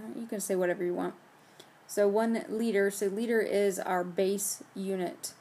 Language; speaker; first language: English; native; English